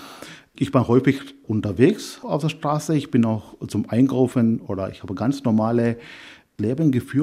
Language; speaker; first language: German; non-native, fluent; Malayalam